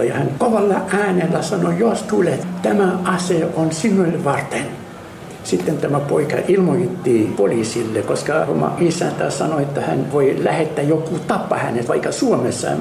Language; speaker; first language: Finnish; non-native, learner; Arabic